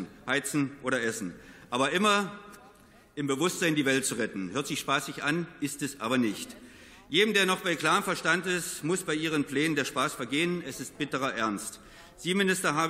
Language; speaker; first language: German; native; German